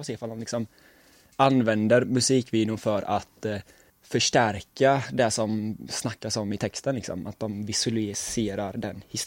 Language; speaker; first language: Swedish; native; Swedish